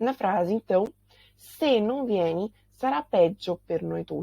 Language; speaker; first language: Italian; non-native, fluent; Portuguese